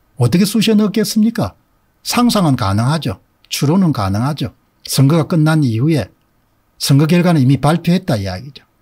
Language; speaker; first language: Korean; native; Korean